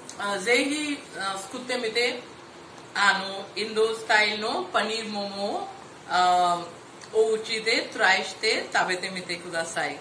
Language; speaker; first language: Japanese; non-native, fluent; Hindi